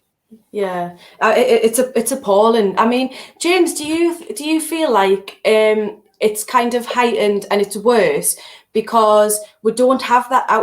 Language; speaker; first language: English; native; English